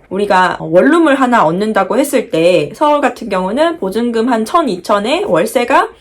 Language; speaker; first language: Korean; native; Korean